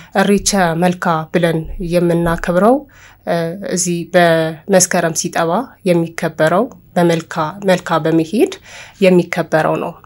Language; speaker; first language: Amharic; non-native, local second language; Oromo